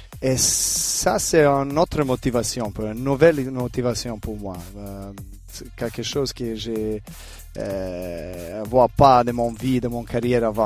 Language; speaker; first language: French; non-native, fluent; Serbian